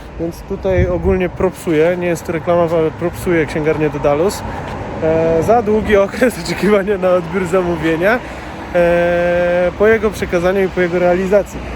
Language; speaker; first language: Polish; native; Polish